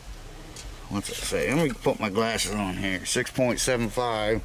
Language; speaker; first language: English; native; English